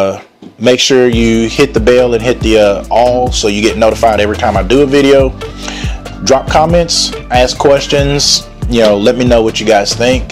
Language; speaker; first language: English; native; English